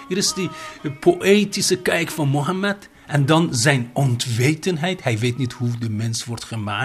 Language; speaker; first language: Dutch; non-native, fluent; Persian